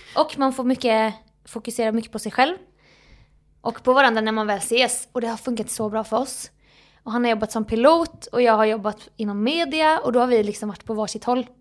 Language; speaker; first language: Swedish; native; Swedish